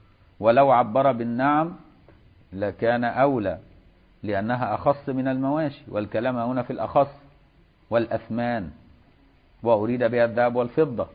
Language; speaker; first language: Arabic; native; Arabic